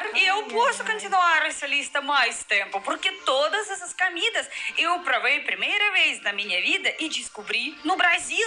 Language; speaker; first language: Portuguese; non-native, fluent; Russian